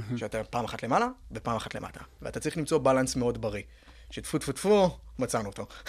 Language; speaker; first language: Hebrew; native; Hebrew